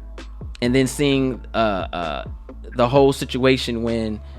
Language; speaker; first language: English; native; English